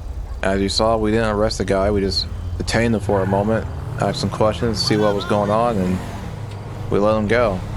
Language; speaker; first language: English; native; English